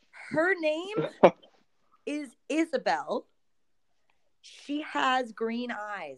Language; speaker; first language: English; native; English